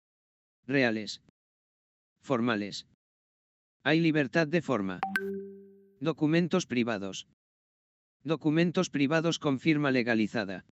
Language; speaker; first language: Spanish; native; Spanish